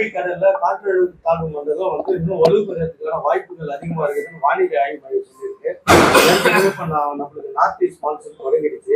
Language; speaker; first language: Tamil; native; Tamil